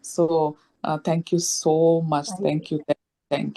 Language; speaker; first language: Hindi; non-native, local second language; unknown